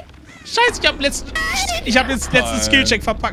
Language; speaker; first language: German; native; German